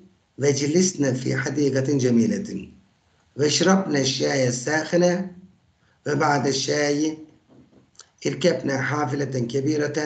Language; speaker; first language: Arabic; non-native, fluent; Turkish